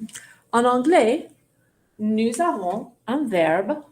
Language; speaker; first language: French; non-native, fluent; English